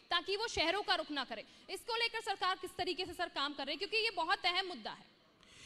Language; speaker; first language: Hindi; native; Hindi